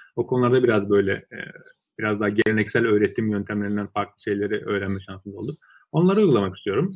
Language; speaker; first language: Turkish; early bilingual, other home language; Azerbaijani